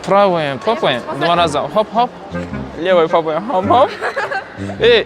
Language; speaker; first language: Russian; non-native, local second language; Kazakh